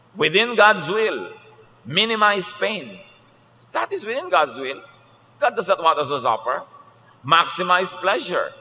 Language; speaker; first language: English; non-native, local second language; Filipino